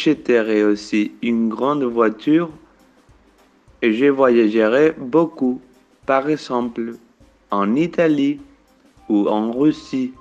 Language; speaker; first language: French; non-native, fluent; Spanish